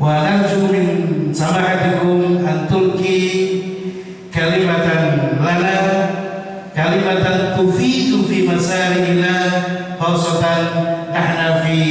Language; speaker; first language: Arabic; non-native, fluent; Indonesian